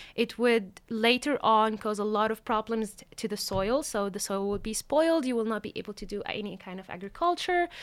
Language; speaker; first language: English; non-native, fluent; Arabic